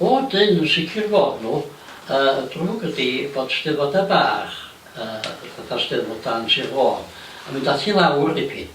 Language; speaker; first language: Welsh; native; Welsh